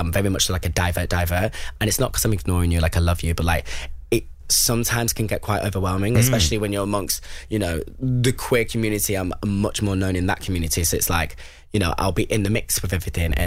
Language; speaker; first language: English; native; English